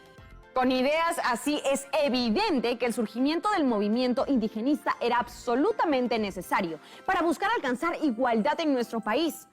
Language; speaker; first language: Spanish; native; Spanish